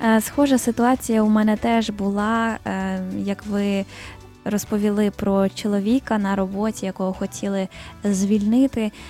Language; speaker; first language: Ukrainian; native; Ukrainian